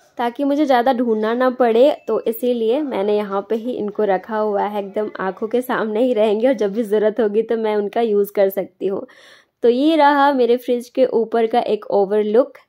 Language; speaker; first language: Hindi; native; Hindi